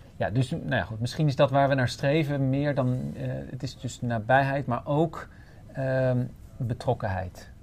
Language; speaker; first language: Dutch; native; Dutch